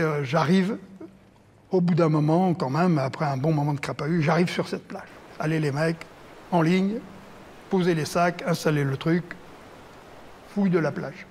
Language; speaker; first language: French; native; French